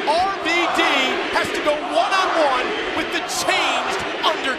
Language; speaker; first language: English; native; English